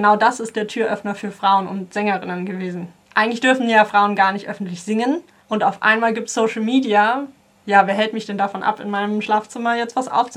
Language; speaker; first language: German; native; German